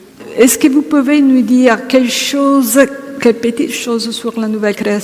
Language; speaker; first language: French; non-native, fluent; Italian